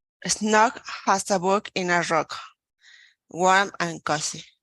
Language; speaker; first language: English; non-native, learner; Spanish